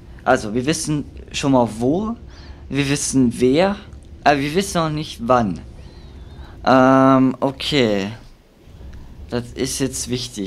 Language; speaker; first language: German; native; German